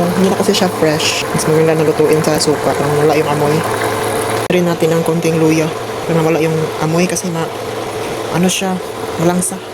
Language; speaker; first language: Filipino; non-native, local second language; Cebuano